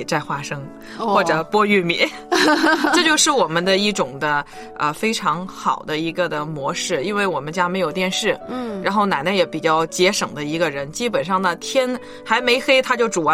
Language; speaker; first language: Chinese; native; Chinese